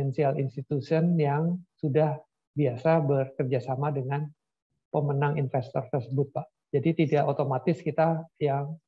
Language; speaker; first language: Indonesian; native; Indonesian